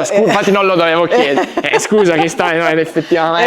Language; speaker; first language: Italian; native; Italian